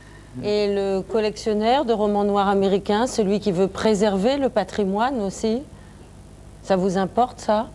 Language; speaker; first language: French; native; French